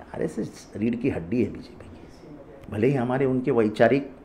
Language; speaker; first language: Hindi; non-native, local second language; Marathi